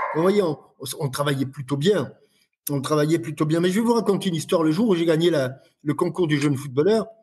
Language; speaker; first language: French; native; French